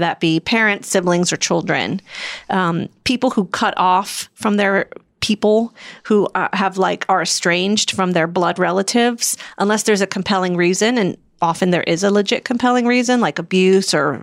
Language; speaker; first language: English; native; English